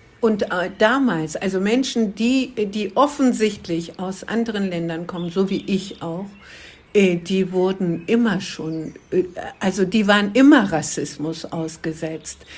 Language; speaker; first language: German; early bilingual, other home language; Kurdish